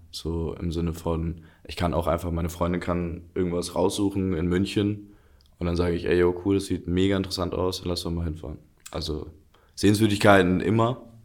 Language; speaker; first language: German; early bilingual, other home language; Russian